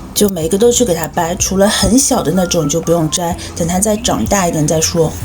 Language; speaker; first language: Chinese; native; Chinese